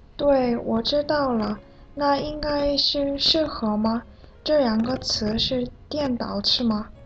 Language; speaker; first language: Chinese; non-native, fluent; Korean